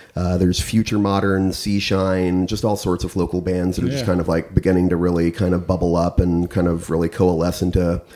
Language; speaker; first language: English; native; English